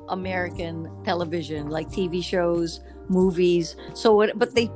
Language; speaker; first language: English; non-native, local second language; Filipino